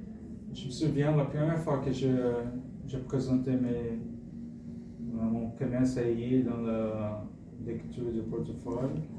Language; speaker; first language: French; non-native, fluent; Portuguese